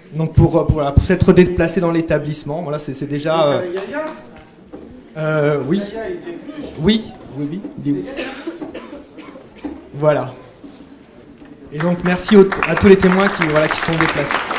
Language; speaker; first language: French; native; French